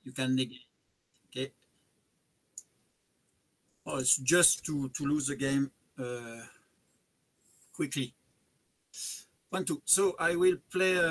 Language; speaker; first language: English; non-native, fluent; French